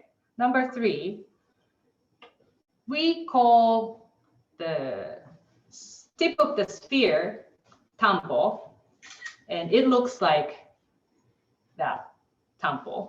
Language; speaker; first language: English; non-native, fluent; Japanese